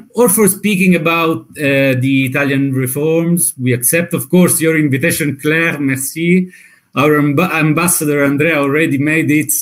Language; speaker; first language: English; non-native, fluent; Italian